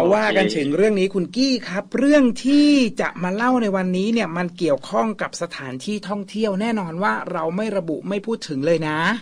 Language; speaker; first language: Thai; native; Thai